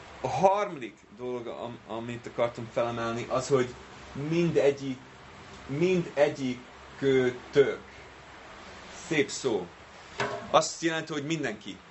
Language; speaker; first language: Hungarian; non-native, fluent; English